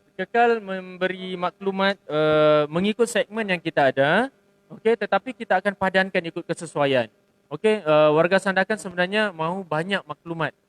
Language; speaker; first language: Malay; native; Malay